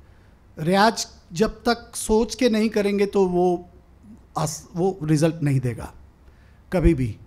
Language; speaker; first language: Hindi; native; Hindi